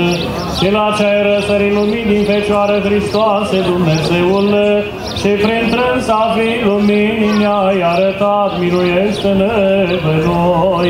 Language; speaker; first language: Romanian; native; Romanian